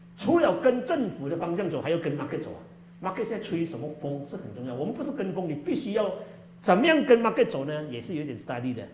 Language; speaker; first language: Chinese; native; Chinese